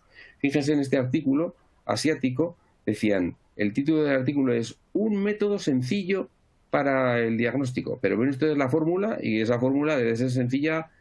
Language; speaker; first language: Spanish; native; Spanish